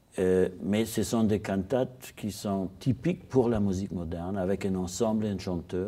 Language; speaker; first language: French; non-native, fluent; German